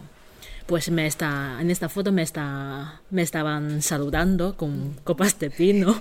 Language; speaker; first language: Spanish; non-native, fluent; Chinese